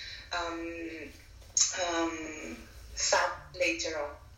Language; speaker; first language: English; non-native, fluent; Spanish